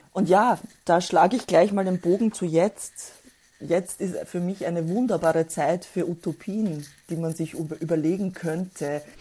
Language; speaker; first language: German; early bilingual, other home language; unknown